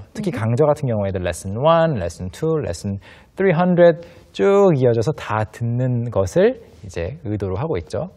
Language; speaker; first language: Korean; native; Korean